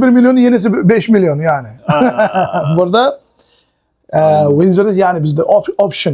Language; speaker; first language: Turkish; non-native, learner; Uyghur